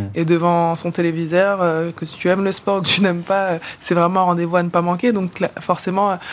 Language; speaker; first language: French; native; French